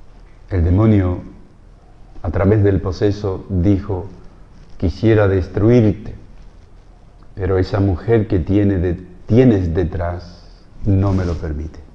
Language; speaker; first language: Spanish; native; Spanish